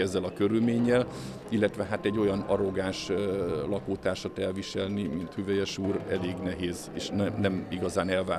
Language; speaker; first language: Hungarian; native; Hungarian